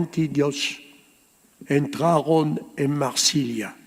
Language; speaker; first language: Spanish; early bilingual, heritage; French